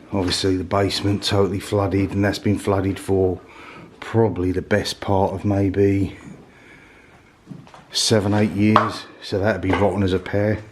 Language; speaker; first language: English; native; English